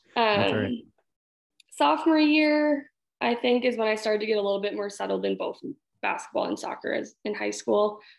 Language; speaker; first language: English; native; English